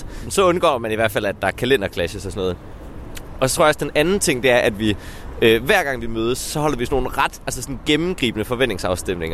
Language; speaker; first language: Danish; native; Danish